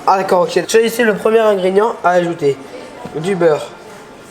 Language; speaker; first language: French; native; French